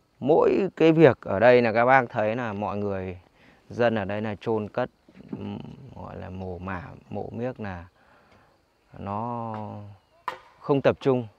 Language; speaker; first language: Vietnamese; native; Vietnamese